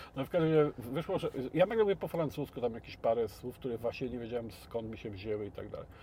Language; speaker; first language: Polish; native; Polish